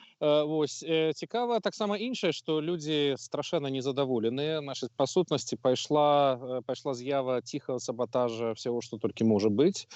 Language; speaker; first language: Belarusian; non-native, local second language; Russian